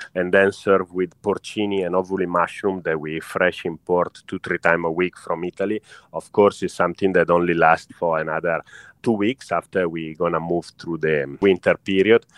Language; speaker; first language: English; non-native, fluent; Italian